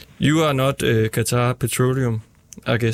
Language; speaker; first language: English; non-native, learner; Danish